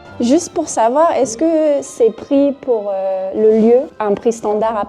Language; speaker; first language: French; non-native, fluent; English